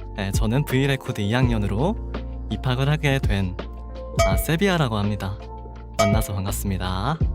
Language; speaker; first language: Korean; native; Korean